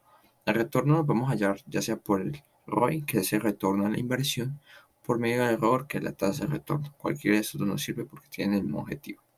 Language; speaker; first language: Spanish; native; Spanish